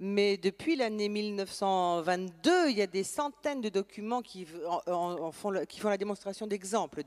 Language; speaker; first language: French; native; French